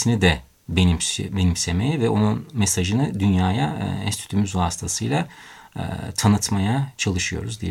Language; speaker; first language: Turkish; native; Turkish